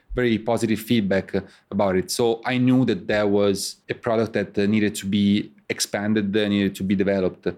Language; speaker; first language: English; non-native, fluent; Italian